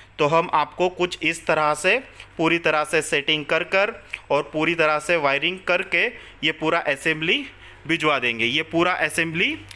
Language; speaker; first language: Hindi; non-native, local second language; Marathi